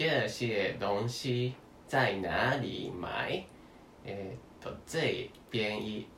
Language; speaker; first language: Chinese; non-native, learner; Korean